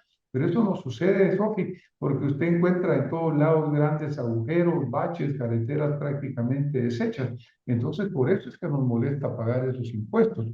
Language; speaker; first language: Spanish; native; Spanish